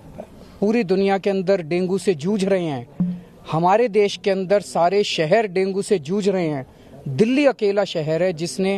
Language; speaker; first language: Hindi; native; Hindi